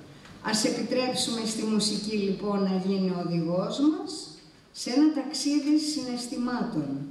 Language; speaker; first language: Greek; native; Greek